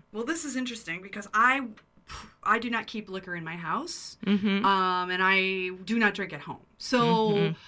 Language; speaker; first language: English; native; English